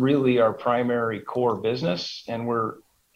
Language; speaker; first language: English; native; English